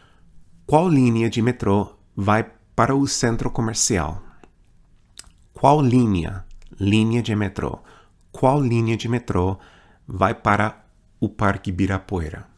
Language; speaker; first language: Portuguese; non-native, fluent; English